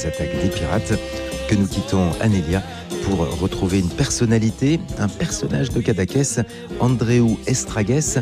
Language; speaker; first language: French; native; French